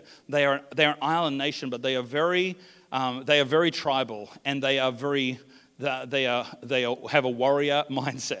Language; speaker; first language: English; native; English